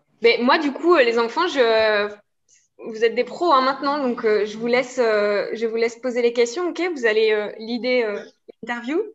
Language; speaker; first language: French; native; French